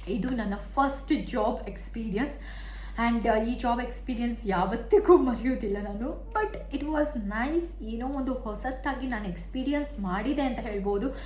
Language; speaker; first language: Kannada; non-native, local second language; Tulu